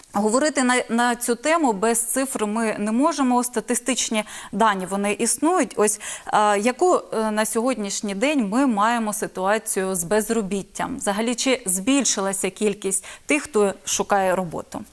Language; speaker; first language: Ukrainian; native; Ukrainian